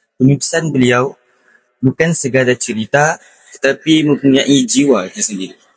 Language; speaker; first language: Malay; native; Malay